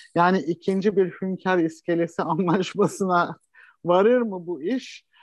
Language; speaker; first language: Turkish; native; Turkish